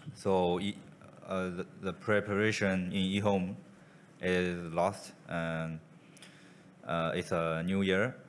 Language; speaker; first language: English; non-native, learner; Chinese